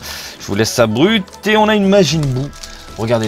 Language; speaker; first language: French; native; French